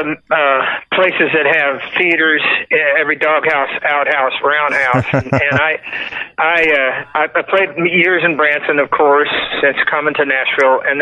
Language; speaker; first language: English; native; English